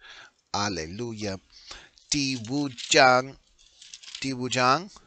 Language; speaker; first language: Chinese; non-native, learner; English